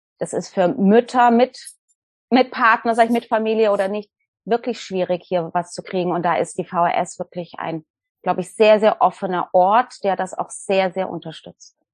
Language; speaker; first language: German; native; German